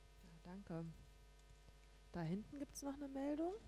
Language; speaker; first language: German; native; German